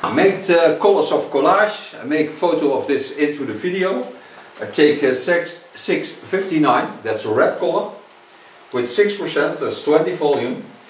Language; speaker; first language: English; non-native, fluent; Dutch